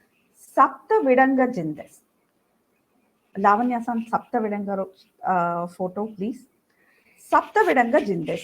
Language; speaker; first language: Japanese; non-native, learner; Tamil